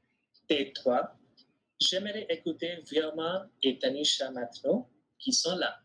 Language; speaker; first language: French; non-native, fluent; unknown